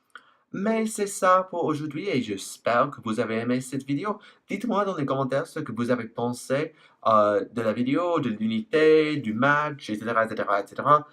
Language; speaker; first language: French; non-native, fluent; English